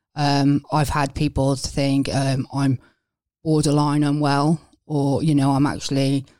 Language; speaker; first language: English; native; English